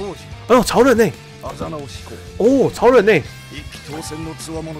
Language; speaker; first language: Chinese; native; Chinese